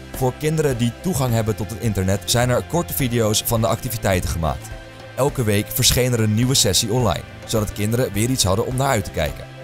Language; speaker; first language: Dutch; native; Dutch